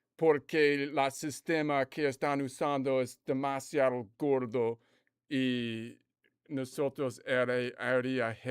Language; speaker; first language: Spanish; non-native, learner; English